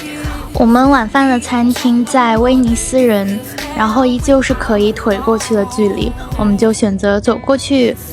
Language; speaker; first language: Chinese; native; Chinese